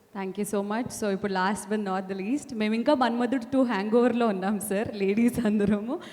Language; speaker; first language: Telugu; native; Telugu